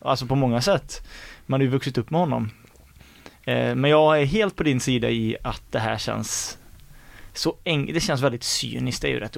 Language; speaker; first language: Swedish; native; Swedish